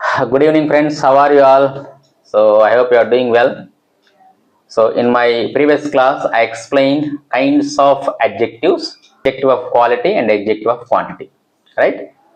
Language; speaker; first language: English; non-native, local second language; Telugu